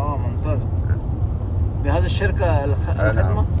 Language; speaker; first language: Arabic; non-native, learner; Urdu